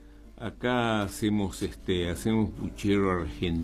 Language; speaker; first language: Spanish; native; Spanish